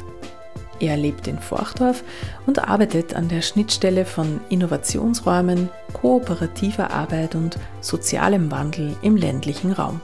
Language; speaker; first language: German; native; German